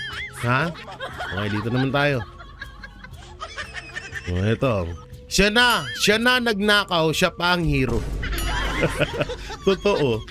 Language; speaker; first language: Filipino; native; Filipino